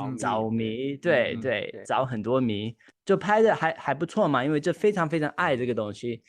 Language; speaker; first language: Chinese; early bilingual, heritage; Chinese